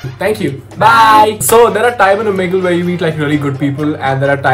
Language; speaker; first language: English; non-native, local second language; Marathi